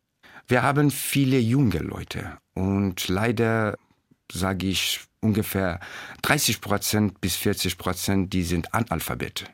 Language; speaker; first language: German; non-native, learner; Persian